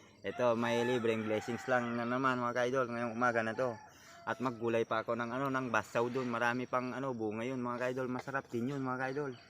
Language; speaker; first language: Filipino; native; Filipino